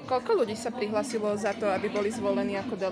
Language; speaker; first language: Slovak; native; Slovak